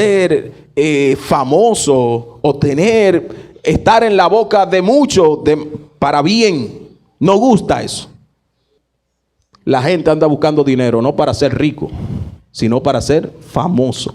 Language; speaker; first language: Spanish; native; Spanish